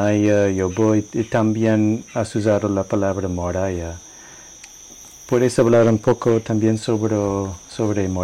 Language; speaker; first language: Spanish; non-native, learner; English